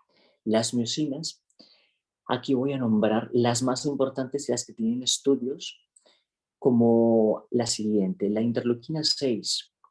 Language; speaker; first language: Spanish; native; Spanish